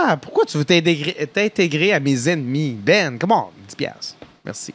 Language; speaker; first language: French; native; French